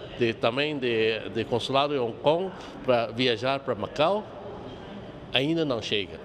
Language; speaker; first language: Portuguese; non-native, fluent; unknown